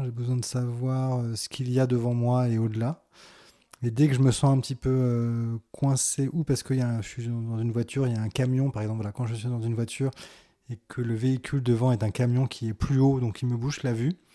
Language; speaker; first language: French; native; French